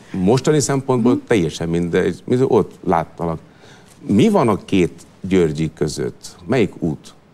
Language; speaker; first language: Hungarian; non-native, fluent; Gujarati